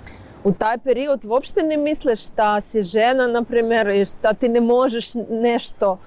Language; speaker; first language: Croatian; non-native, learner; Ukrainian